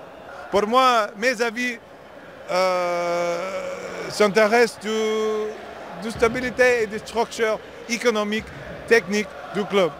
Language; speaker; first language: French; non-native, fluent; English